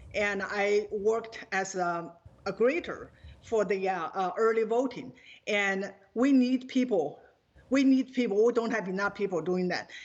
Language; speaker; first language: English; non-native, fluent; Chinese